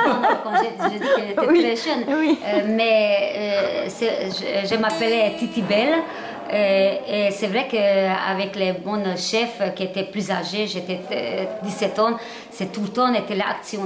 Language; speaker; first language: French; non-native, learner; Hungarian